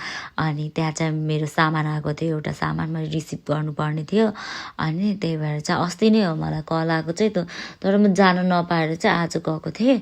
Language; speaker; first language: Nepali; native; Nepali